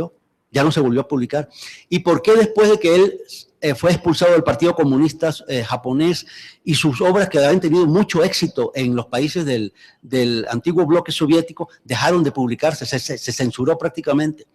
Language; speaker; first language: Spanish; native; Spanish